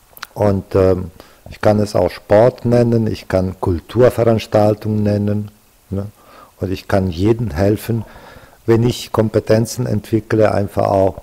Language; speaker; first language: German; non-native, fluent; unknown